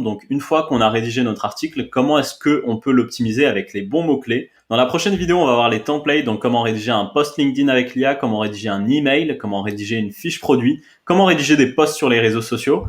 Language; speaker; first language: French; native; French